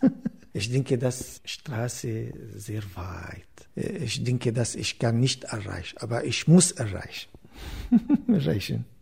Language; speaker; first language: German; non-native, learner; Arabic